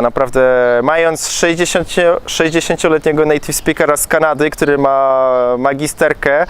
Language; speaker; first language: Polish; native; Polish